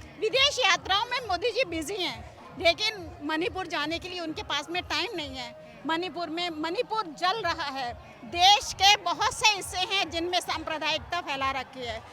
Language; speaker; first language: Hindi; native; Hindi